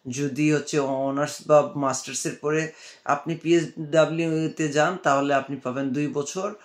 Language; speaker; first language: Bangla; native; Bangla